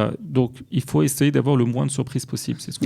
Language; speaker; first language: French; native; French